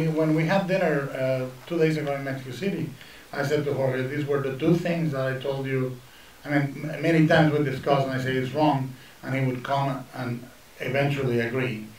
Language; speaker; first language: English; non-native, fluent; Spanish